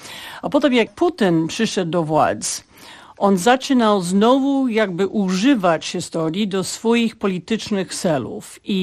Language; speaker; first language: Polish; non-native, fluent; English